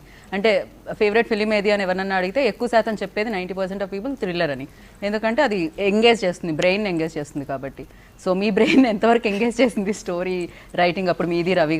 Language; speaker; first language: Telugu; native; Telugu